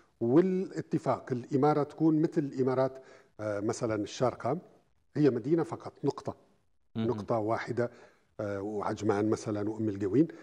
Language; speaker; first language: Arabic; native; Arabic